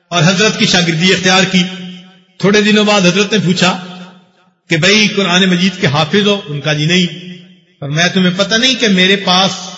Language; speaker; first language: Urdu; non-native, local second language; Punjabi